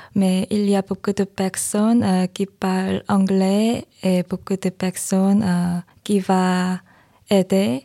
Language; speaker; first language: French; non-native, learner; Korean